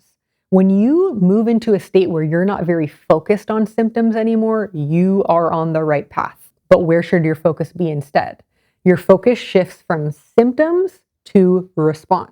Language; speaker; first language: English; native; English